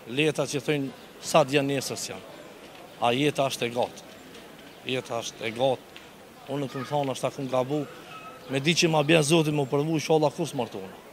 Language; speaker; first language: Albanian; native; Albanian